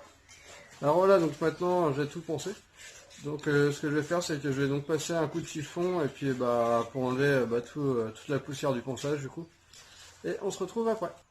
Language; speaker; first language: French; native; French